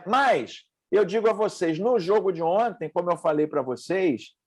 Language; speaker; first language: Portuguese; native; Portuguese